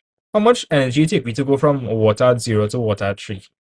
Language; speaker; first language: English; native; English